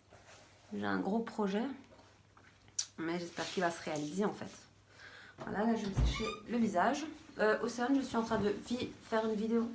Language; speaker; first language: French; native; French